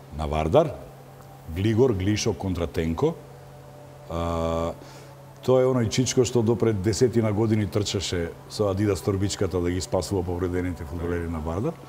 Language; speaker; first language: Macedonian; native; Macedonian